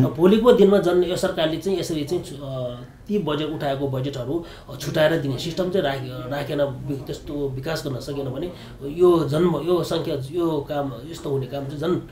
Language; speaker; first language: Nepali; non-native, local second language; Sherpa